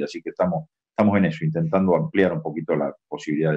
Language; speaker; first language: Spanish; native; Spanish